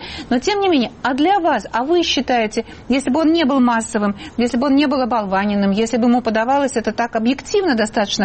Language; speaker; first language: Russian; native; Russian